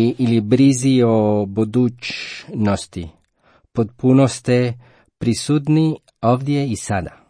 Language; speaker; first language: Croatian; non-native, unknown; Spanish